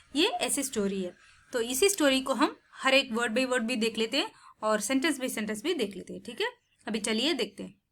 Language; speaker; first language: Hindi; non-native, local second language; Tamil